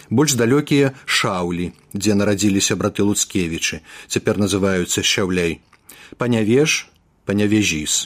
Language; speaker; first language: Belarusian; native; Belarusian